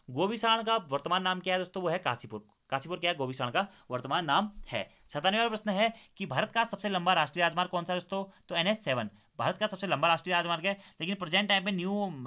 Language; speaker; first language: Hindi; native; Hindi